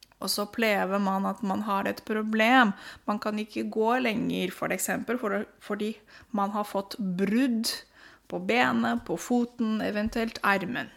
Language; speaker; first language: Norwegian; non-native, fluent; Romanian